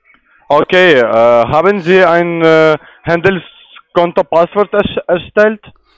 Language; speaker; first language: German; non-native, learner; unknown